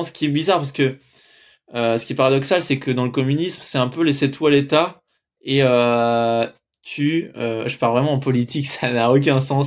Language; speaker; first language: French; native; French